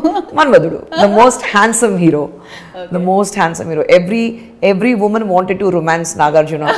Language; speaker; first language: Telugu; non-native, fluent; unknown